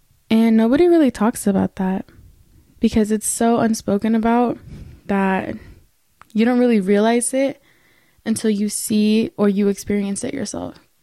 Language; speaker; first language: English; early bilingual, other home language; Spanish